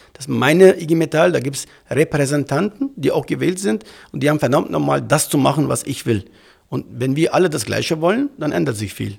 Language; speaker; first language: German; early bilingual, other home language; Turkish